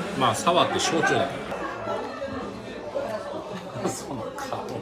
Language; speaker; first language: Japanese; native; Japanese